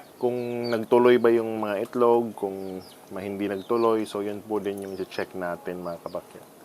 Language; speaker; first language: Filipino; non-native, local second language; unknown